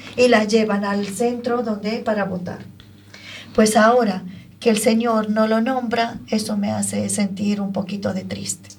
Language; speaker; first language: Spanish; non-native, fluent; Arabic